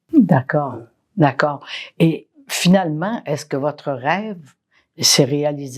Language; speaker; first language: French; non-native, fluent; English